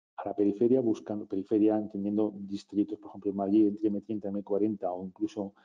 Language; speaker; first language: Spanish; native; Spanish